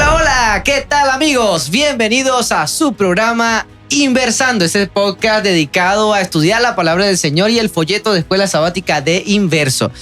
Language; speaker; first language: Spanish; native; Spanish